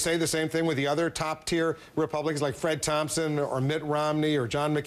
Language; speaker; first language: English; native; English